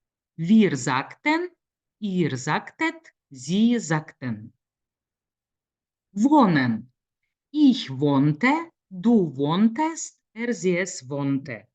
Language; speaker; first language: German; non-native, fluent; Lithuanian